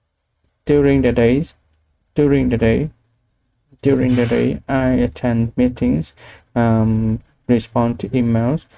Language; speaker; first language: English; non-native, learner; Vietnamese